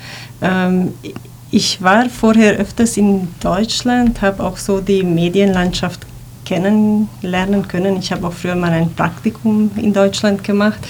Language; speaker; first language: German; non-native, fluent; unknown